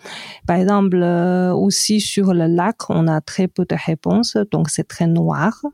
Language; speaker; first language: French; non-native, fluent; Chinese